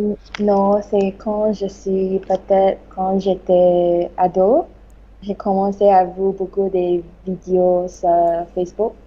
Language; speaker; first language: French; non-native, learner; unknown